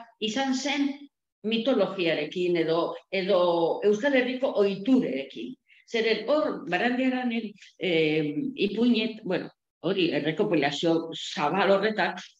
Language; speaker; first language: Basque; non-native, local second language; Spanish